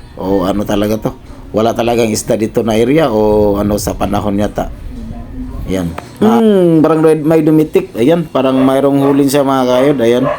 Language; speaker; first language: Filipino; non-native, local second language; Cebuano